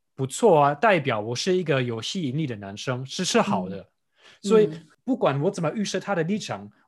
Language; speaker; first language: Chinese; non-native, fluent; German